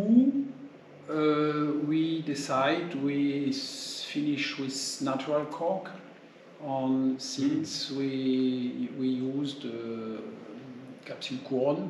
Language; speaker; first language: English; non-native, learner; French